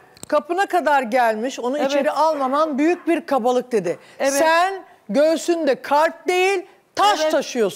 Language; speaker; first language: Turkish; native; Turkish